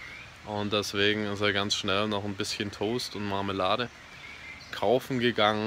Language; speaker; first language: German; native; German